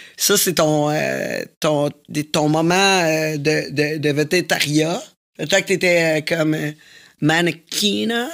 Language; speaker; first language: French; native; French